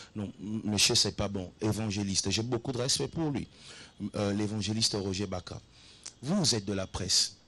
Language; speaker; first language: French; non-native, local second language; Lingala